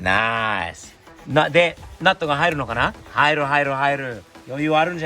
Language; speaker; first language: Japanese; non-native, fluent; English